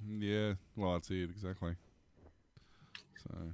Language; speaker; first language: English; native; English